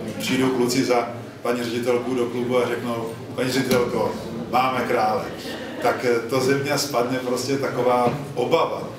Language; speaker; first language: Czech; native; Czech